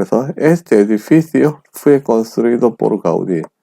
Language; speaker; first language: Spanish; non-native, fluent; Korean